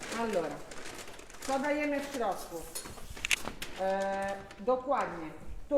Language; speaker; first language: Polish; non-native, fluent; Italian